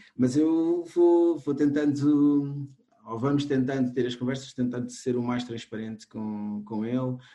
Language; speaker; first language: Portuguese; non-native, local second language; Kabuverdianu